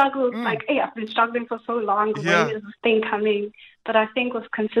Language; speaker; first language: English; non-native, local second language; Xhosa